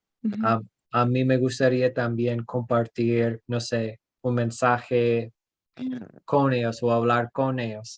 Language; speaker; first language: Spanish; non-native, fluent; English